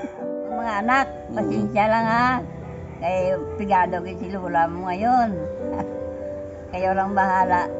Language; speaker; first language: Filipino; non-native, local second language; Hiligaynon